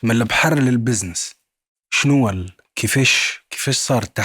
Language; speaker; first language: Arabic; native; Arabic